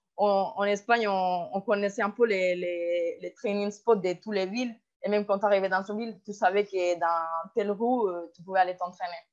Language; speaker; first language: French; non-native, fluent; Spanish